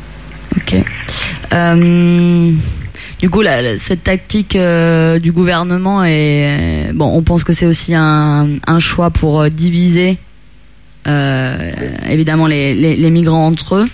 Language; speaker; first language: French; non-native, fluent; Italian